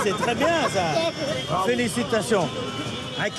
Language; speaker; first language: French; native; French